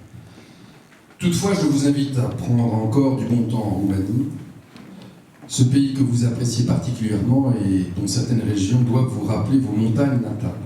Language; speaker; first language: French; native; French